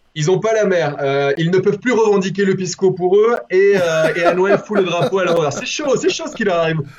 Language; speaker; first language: French; early bilingual, other home language; Spanish